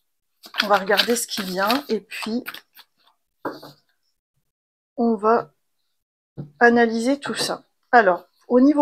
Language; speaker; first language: French; native; French